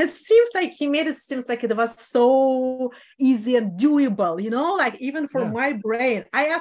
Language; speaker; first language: English; non-native, fluent; Russian